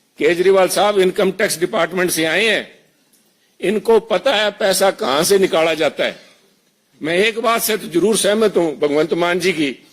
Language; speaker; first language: Urdu; non-native, local second language; Punjabi